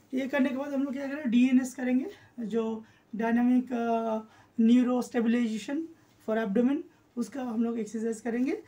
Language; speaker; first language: Hindi; non-native, local second language; Bangla